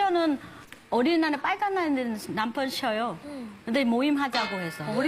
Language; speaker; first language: Korean; non-native, learner; Vietnamese